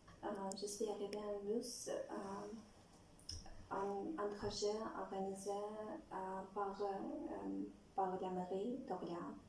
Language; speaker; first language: French; non-native, learner; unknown